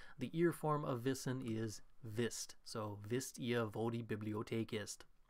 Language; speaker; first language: German; non-native, fluent; English